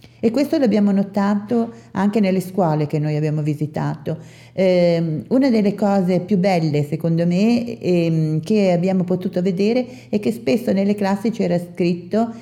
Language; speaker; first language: Italian; native; Italian